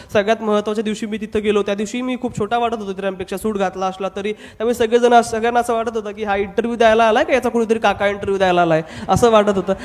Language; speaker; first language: Marathi; non-native, local second language; Hindi